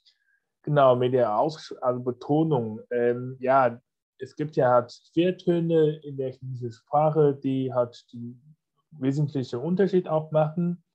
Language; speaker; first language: German; non-native, fluent; Chinese